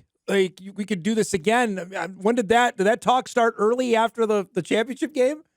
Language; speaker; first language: English; native; English